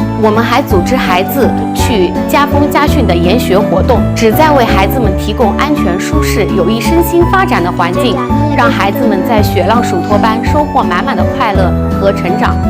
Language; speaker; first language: Chinese; native; Chinese